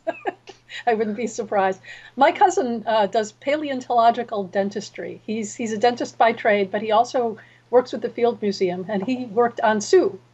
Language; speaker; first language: English; native; English